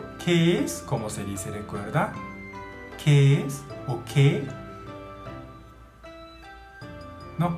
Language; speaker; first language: Spanish; non-native, learner; Japanese